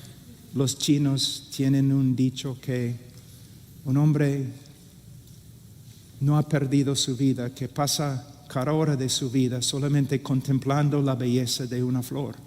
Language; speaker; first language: Spanish; non-native, fluent; English